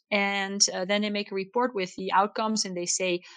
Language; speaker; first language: English; non-native, fluent; Dutch